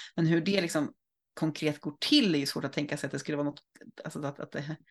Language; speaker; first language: Swedish; native; Swedish